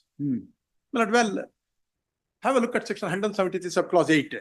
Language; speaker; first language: English; non-native, local second language; Kannada